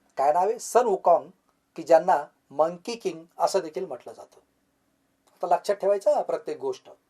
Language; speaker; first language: Marathi; native; Marathi